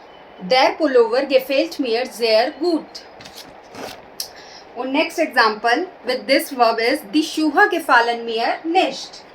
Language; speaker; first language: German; non-native, learner; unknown